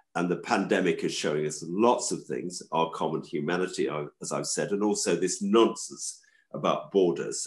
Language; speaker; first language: English; native; English